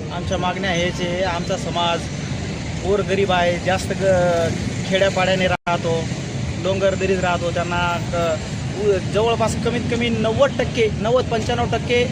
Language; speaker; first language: Marathi; non-native, local second language; Lambadi